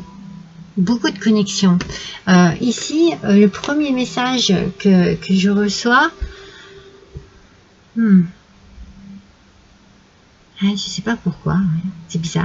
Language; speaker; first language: French; native; French